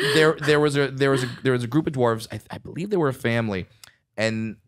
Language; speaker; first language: English; native; English